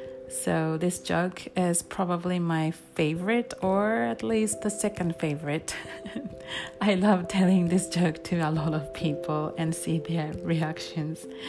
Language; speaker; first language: English; non-native, fluent; Japanese